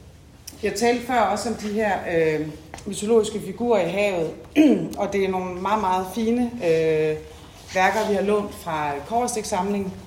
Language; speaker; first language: Danish; native; Danish